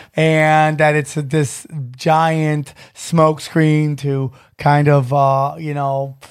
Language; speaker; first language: English; native; English